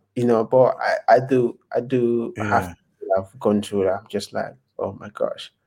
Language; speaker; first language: English; non-native, local second language; Yoruba